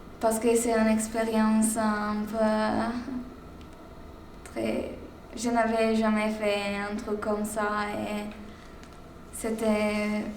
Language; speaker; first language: French; non-native, fluent; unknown